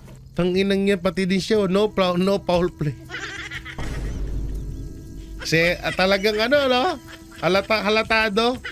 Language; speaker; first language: Filipino; native; Filipino